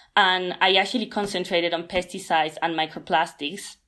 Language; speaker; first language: English; non-native, fluent; Spanish